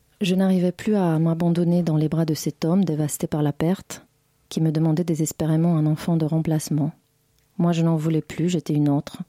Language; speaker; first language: French; non-native, fluent; Romanian